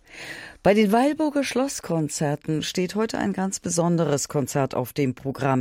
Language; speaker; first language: German; native; German